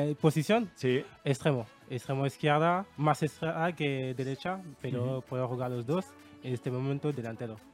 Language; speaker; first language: Spanish; non-native, learner; French